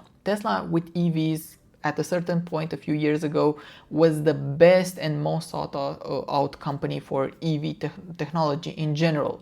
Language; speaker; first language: English; non-native, fluent; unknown